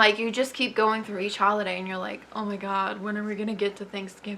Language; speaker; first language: English; native; English